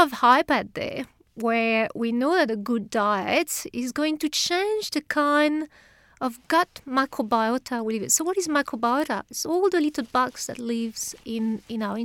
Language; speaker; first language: English; non-native, fluent; French